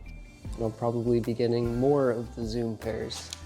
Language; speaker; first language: English; native; English